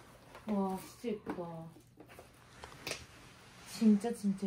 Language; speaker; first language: Korean; non-native, fluent; Turkish